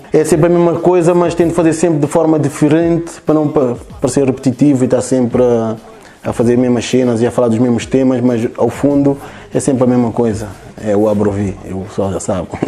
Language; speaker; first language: Portuguese; early bilingual, other home language; Kabuverdianu